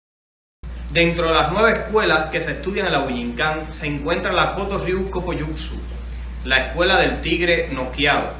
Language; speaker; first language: Spanish; native; Spanish